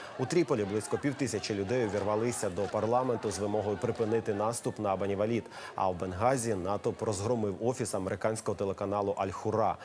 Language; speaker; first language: Ukrainian; native; Ukrainian